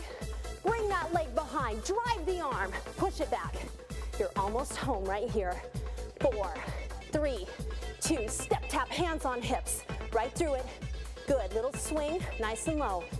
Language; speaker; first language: English; native; English